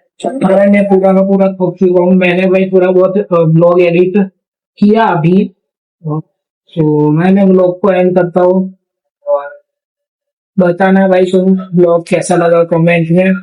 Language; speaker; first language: Hindi; non-native, local second language; Gujarati